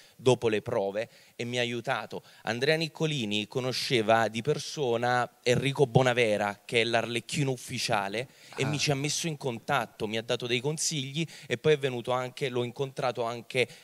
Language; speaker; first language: Italian; native; Italian